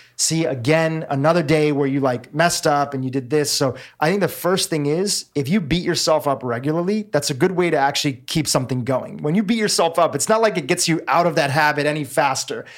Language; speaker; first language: English; native; English